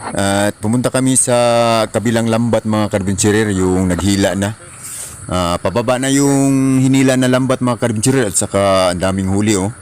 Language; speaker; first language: Filipino; non-native, local second language; Cebuano